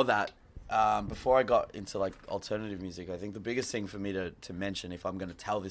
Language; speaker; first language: English; native; English